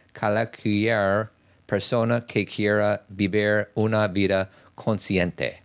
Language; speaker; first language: Spanish; non-native, learner; English